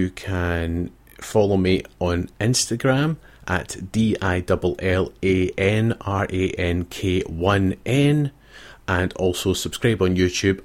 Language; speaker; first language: English; native; English